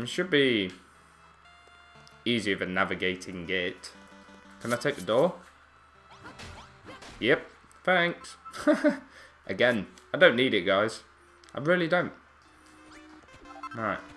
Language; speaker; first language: English; native; English